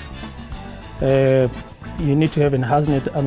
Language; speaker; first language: English; non-native, local second language; Zulu